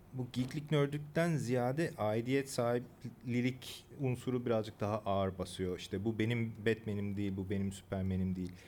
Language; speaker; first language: Turkish; early bilingual, other home language; Korean